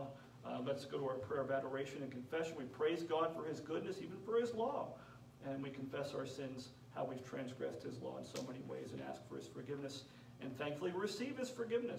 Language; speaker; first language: English; native; English